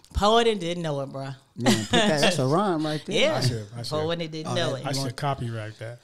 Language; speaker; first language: English; native; English